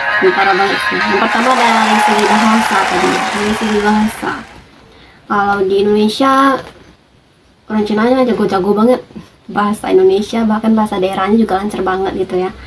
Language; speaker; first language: Indonesian; native; Indonesian